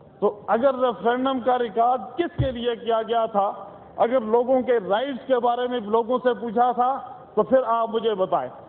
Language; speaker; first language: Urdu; non-native, local second language; Northern Hindko